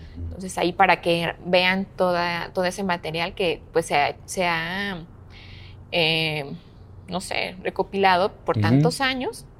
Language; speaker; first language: Spanish; native; Spanish